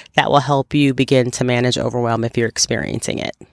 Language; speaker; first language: English; native; English